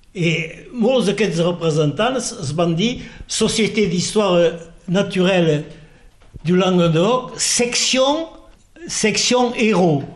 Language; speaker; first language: Catalan; native; Catalan